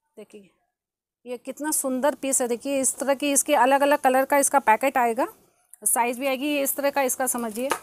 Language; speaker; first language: Hindi; native; Hindi